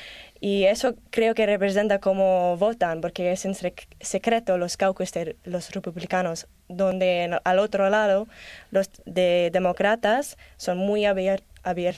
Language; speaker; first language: Spanish; non-native, learner; English